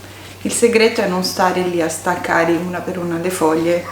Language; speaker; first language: Italian; native; Italian